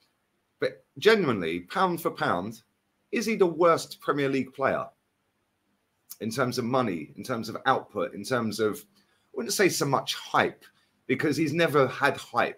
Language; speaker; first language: English; native; English